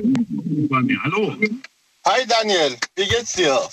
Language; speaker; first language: German; non-native, local second language; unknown